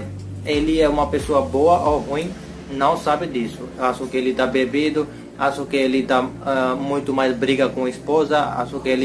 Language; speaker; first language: Portuguese; non-native, learner; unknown